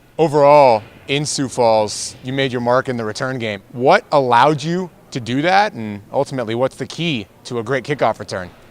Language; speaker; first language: English; native; English